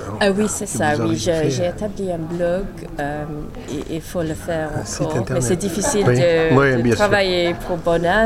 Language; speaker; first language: French; non-native, learner; English